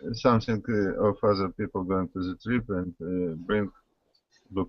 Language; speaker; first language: English; non-native, learner; Russian